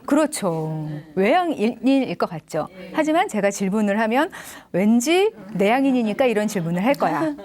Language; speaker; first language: Korean; native; Korean